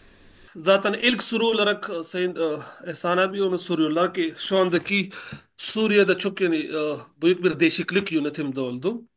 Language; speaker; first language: Turkish; non-native, learner; Urdu